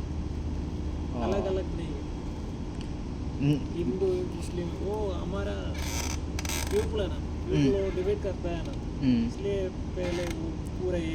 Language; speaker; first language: Hindi; non-native, local second language; Malayalam